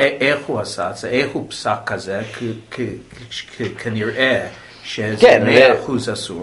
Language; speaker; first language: Hebrew; non-native, fluent; English